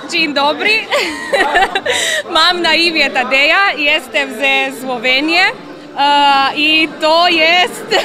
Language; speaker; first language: Polish; non-native, learner; Slovenian